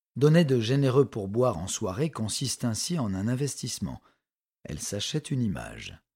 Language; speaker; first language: French; native; French